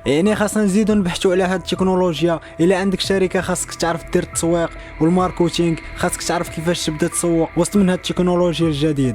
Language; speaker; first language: Arabic; native; Arabic